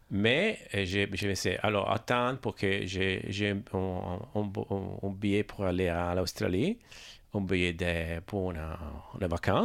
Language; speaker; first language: French; non-native, learner; Italian